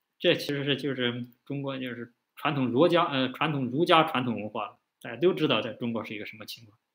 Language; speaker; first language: Chinese; native; Chinese